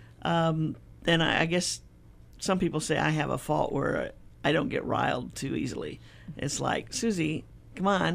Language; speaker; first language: English; native; English